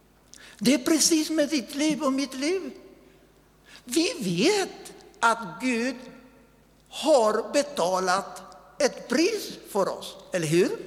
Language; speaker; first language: Swedish; non-native, fluent; Spanish